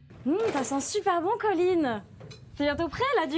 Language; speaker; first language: French; native; French